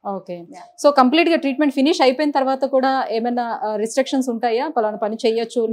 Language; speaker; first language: Telugu; native; Telugu